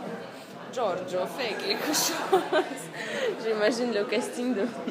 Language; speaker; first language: French; non-native, fluent; Russian